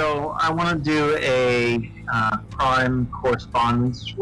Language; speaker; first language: English; native; English